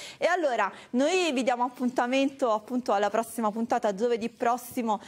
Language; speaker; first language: Italian; native; Italian